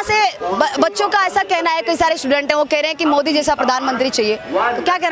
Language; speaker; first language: Hindi; native; Hindi